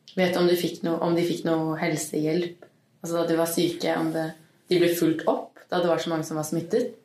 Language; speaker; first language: Norwegian; native; Norwegian